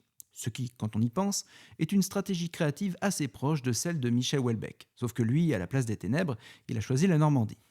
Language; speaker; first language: French; native; French